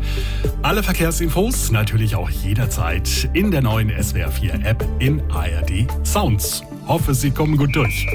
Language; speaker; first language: German; native; German